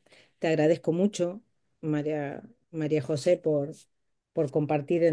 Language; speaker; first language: Spanish; native; Spanish